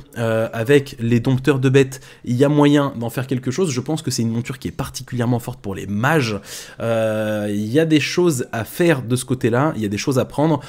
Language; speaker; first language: French; native; French